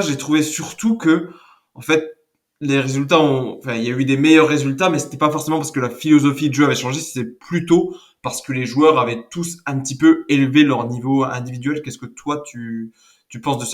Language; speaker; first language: French; native; French